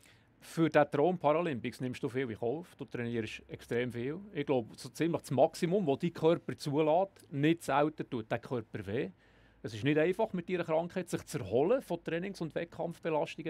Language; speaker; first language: German; native; German